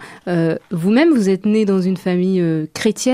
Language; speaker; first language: French; native; French